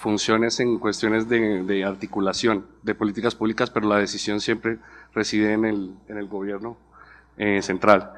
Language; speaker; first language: Spanish; native; Spanish